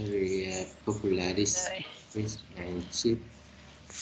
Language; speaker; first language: English; non-native, learner; Vietnamese